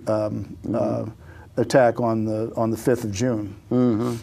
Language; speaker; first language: English; native; English